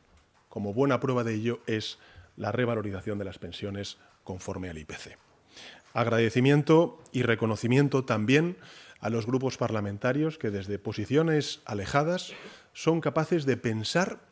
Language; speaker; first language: Spanish; native; Spanish